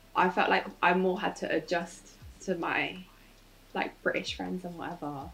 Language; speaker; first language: English; native; English